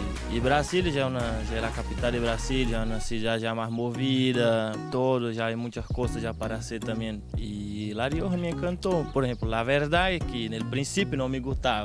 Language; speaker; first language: Spanish; non-native, fluent; Portuguese